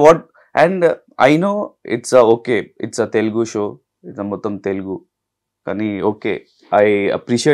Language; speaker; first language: Telugu; non-native, local second language; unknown